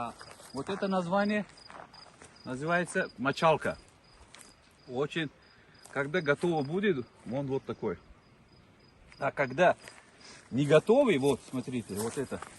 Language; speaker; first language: Russian; non-native, local second language; Tajik